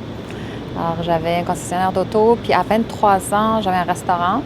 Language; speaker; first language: French; early bilingual, other home language; Arabic